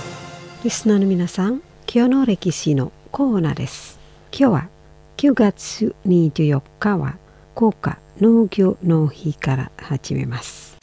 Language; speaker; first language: Japanese; non-native, fluent; Indonesian